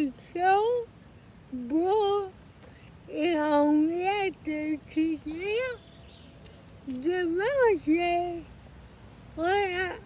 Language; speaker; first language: French; non-native, learner; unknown